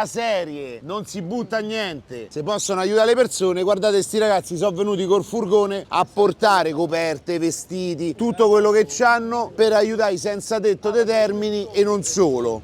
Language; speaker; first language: Italian; native; Italian